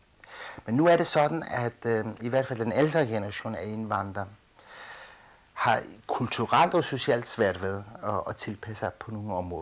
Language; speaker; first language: Danish; early bilingual, other home language; Kurdish